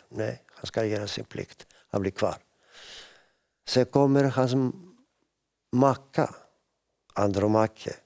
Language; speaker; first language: Swedish; non-native, fluent; Greek